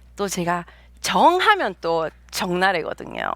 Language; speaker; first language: Korean; native; Korean